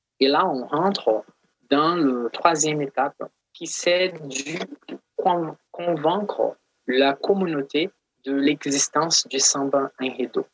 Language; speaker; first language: French; non-native, fluent; Portuguese